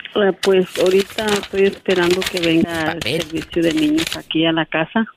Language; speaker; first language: Spanish; native; Spanish